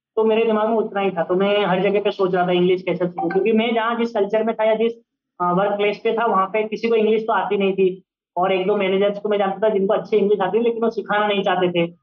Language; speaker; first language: Hindi; early bilingual, other home language; Nepali